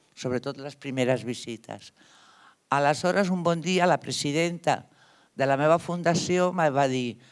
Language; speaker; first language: Spanish; native; Spanish